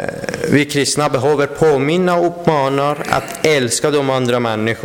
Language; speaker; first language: Swedish; non-native, fluent; Persian